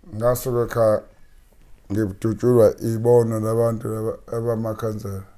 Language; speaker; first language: Zulu; native; Zulu